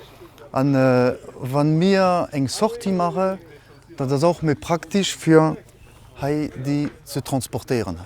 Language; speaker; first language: German; non-native, local second language; Luxembourgish